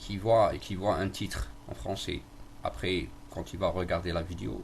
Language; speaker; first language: French; non-native, local second language; Arabic